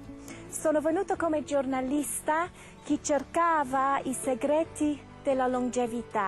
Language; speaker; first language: Italian; non-native, fluent; English